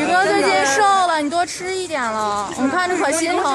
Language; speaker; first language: Chinese; native; Chinese